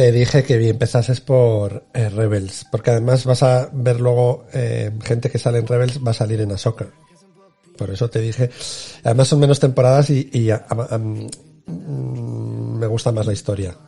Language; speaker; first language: Spanish; native; Spanish